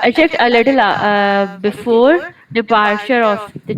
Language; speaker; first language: English; non-native, local second language; Urdu